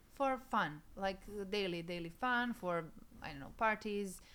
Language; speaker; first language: English; non-native, fluent; Serbian